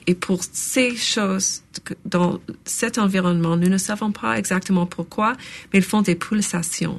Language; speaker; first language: French; non-native, local second language; English